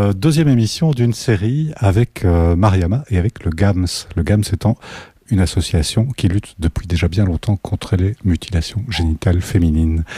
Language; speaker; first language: French; native; French